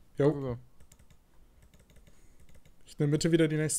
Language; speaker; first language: German; native; German